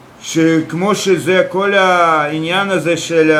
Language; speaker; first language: Hebrew; non-native, fluent; Russian